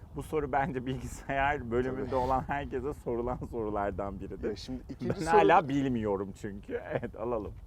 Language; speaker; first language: Turkish; native; Turkish